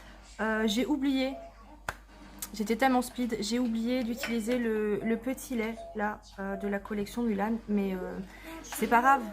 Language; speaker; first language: French; native; French